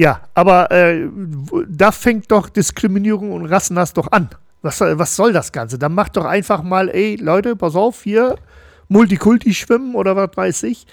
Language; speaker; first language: German; native; German